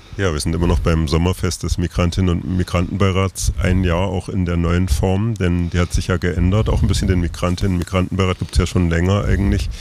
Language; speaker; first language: German; native; German